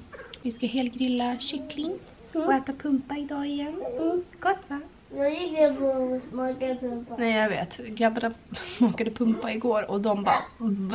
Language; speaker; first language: Swedish; native; Swedish